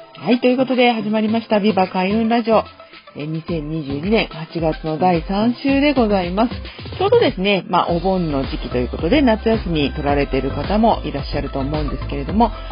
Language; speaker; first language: Japanese; native; Japanese